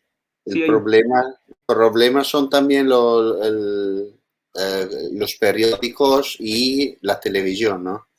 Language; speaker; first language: Spanish; non-native, learner; Italian